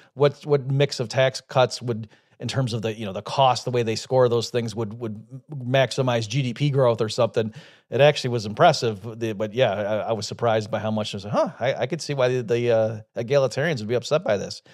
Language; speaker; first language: English; native; English